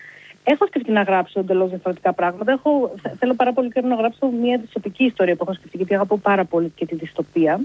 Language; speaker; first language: Greek; native; Greek